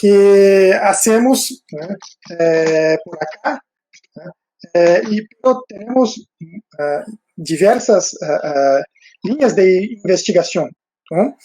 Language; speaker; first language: Spanish; non-native, fluent; Portuguese